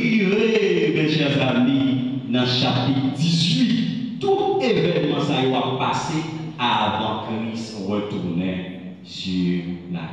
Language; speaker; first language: French; non-native, local second language; Haitian Creole